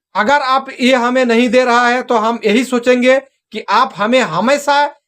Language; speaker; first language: Hindi; non-native, local second language; Santali